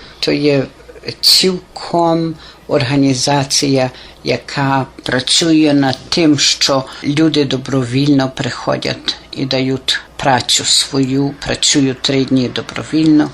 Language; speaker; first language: Ukrainian; early bilingual, heritage; Ukrainian